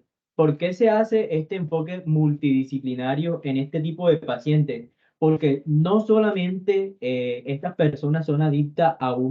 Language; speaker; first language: Spanish; native; Spanish